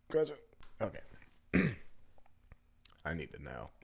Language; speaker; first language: English; native; English